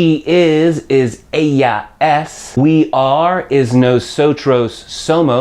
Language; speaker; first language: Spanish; non-native, fluent; English